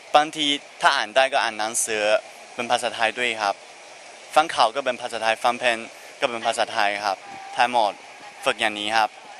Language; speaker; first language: Thai; non-native, learner; Chinese